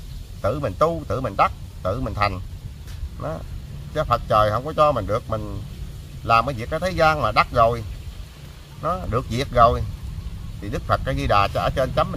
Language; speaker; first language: Vietnamese; native; Vietnamese